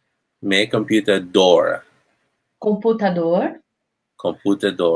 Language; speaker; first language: Portuguese; non-native, learner; English